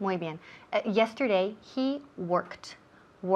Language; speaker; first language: English; non-native, fluent; Spanish